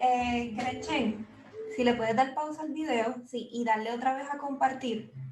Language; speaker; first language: Spanish; native; Spanish